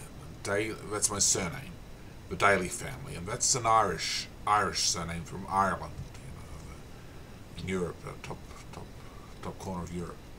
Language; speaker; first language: English; native; English